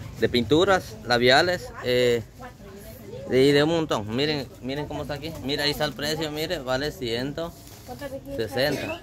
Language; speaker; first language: Spanish; native; Spanish